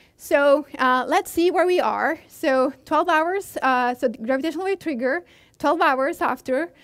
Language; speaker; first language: English; non-native, fluent; Italian